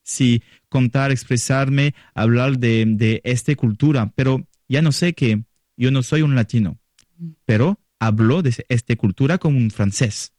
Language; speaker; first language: Spanish; non-native, learner; French